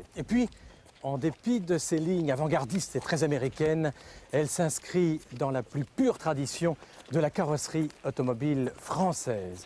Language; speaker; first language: French; native; French